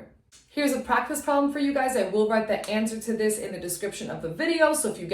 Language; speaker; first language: English; native; English